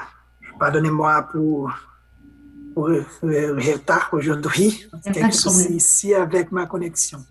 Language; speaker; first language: French; non-native, learner; Portuguese